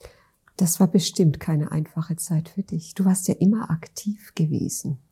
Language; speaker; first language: German; native; German